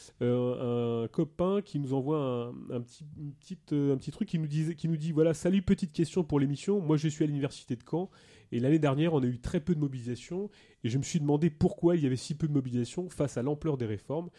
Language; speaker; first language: French; native; French